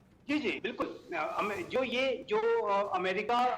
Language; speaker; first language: Hindi; native; Hindi